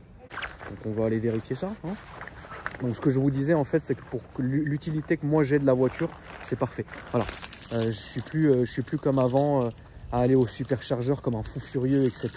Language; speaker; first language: French; native; French